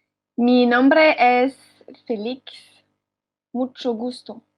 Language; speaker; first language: Spanish; non-native, learner; French